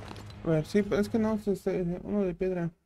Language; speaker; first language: Spanish; native; Spanish